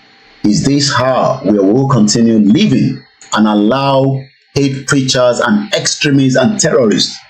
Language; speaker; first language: English; non-native, local second language; Yoruba